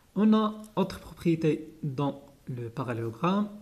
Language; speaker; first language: French; non-native, local second language; Arabic